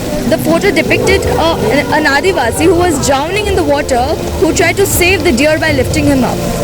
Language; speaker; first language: English; non-native, local second language; Bangla